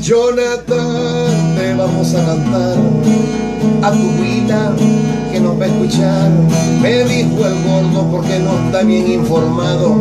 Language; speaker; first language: Spanish; native; Spanish